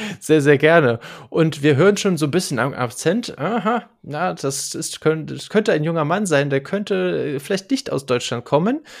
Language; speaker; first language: German; native; German